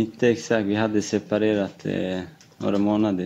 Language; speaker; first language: Swedish; non-native, fluent; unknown